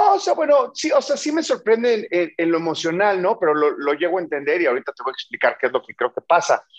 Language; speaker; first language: Spanish; native; Spanish